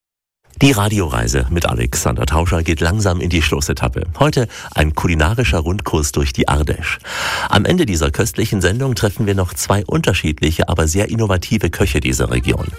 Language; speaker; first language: German; native; German